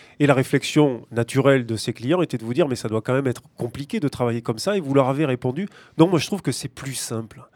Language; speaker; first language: French; native; French